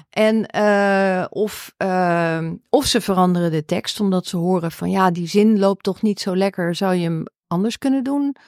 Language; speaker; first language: Dutch; early bilingual, heritage; Dutch